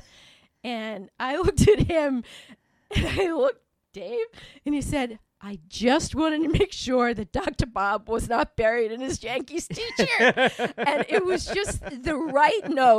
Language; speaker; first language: English; native; English